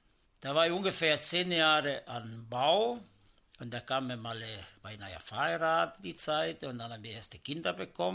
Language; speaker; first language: German; non-native, learner; Italian